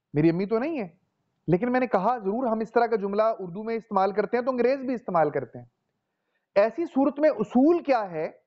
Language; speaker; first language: Urdu; non-native, local second language; Punjabi